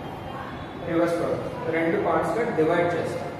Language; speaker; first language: Telugu; native; Telugu